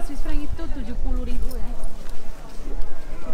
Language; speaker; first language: Indonesian; early bilingual, heritage; German